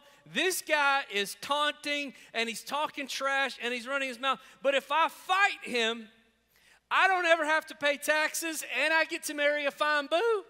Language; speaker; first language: English; native; English